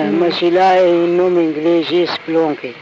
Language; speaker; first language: Portuguese; non-native, local second language; Tsonga